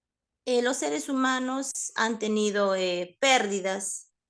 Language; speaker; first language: Spanish; native; Spanish